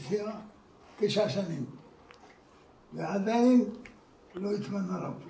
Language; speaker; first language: Hebrew; non-native, fluent; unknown